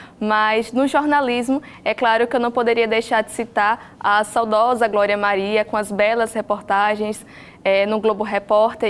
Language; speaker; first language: Portuguese; native; Portuguese